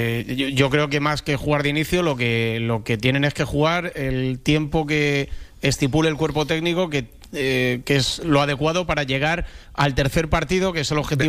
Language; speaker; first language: Spanish; native; Spanish